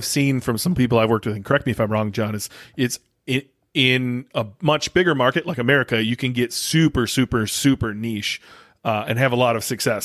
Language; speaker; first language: English; native; English